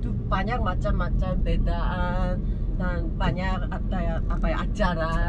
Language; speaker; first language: Indonesian; non-native, learner; Korean